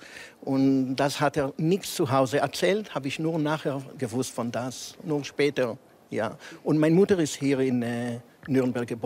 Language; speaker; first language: German; early bilingual, heritage; Hebrew